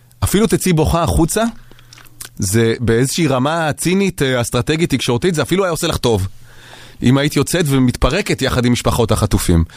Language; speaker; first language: Hebrew; native; Hebrew